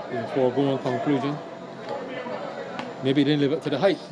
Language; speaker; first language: English; native; English